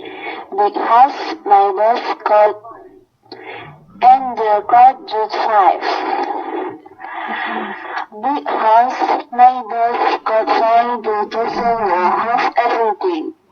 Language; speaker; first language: English; non-native, learner; Indonesian